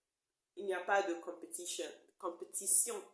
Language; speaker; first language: French; non-native, learner; English